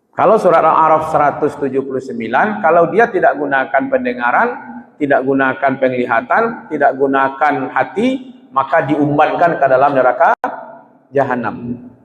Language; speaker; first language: Malay; non-native, local second language; Minangkabau